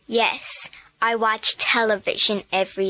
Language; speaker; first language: English; non-native, learner; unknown